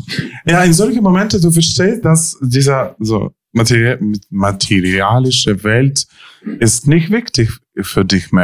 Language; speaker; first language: German; non-native, learner; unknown